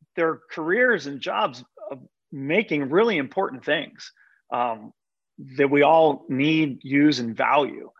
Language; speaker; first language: English; native; English